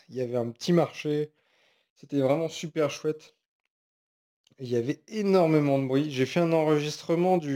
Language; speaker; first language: French; native; French